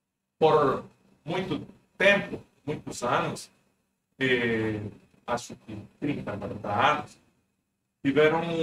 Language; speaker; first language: Portuguese; non-native, fluent; Spanish